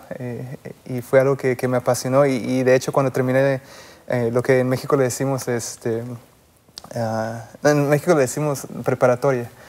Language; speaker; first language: Spanish; native; Spanish